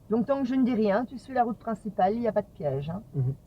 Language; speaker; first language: French; native; French